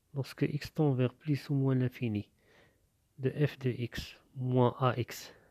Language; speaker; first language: French; non-native, local second language; Arabic